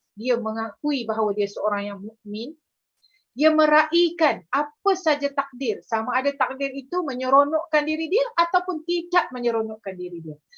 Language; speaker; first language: Malay; native; Malay